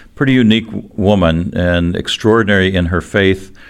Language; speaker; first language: English; native; English